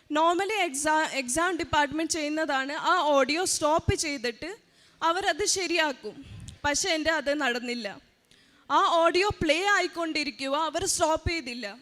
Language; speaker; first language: Malayalam; early bilingual, heritage; Malayalam